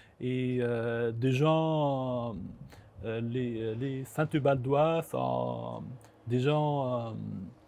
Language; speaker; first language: French; non-native, local second language; Arabic